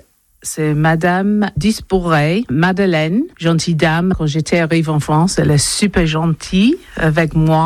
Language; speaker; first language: French; non-native, learner; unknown